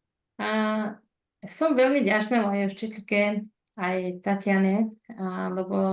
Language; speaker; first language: Slovak; non-native, fluent; Mongolian